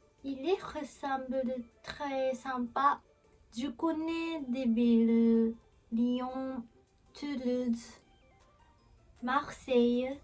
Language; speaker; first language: French; non-native, learner; Japanese